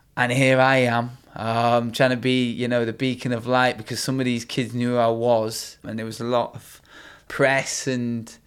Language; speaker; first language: English; native; English